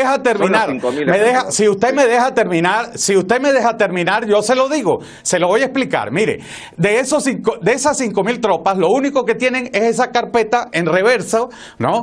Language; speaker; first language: Spanish; native; Spanish